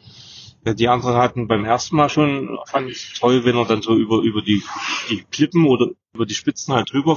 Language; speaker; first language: German; native; German